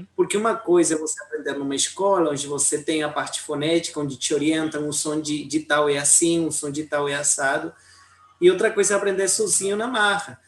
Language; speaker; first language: Portuguese; non-native, fluent; Spanish